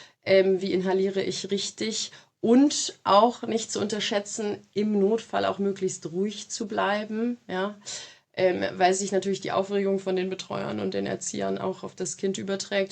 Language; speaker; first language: German; native; German